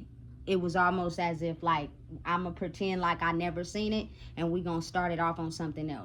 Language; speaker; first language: English; native; English